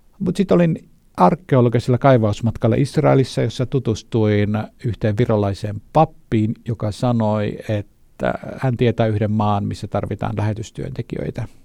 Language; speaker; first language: Finnish; native; Finnish